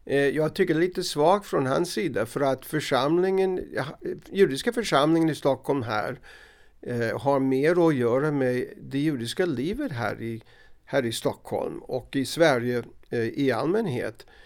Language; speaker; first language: Swedish; non-native, fluent; English